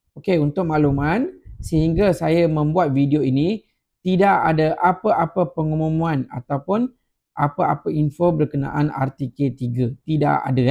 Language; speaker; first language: Malay; non-native, local second language; Tamil